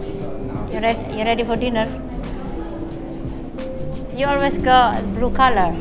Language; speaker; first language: English; non-native, learner; Indonesian